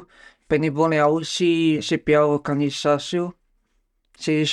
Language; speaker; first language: French; non-native, learner; Bulgarian